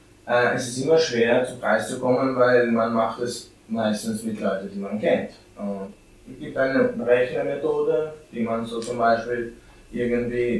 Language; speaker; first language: German; non-native, fluent; Albanian